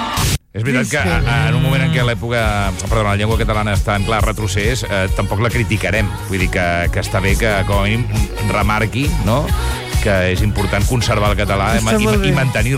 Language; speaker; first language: Catalan; native; Catalan